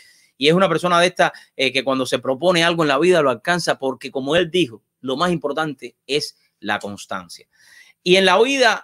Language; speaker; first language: Spanish; native; Spanish